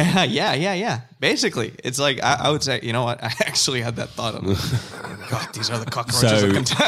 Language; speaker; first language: English; non-native, fluent; Spanish